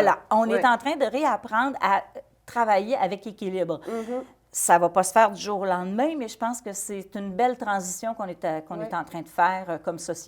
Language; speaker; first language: French; native; French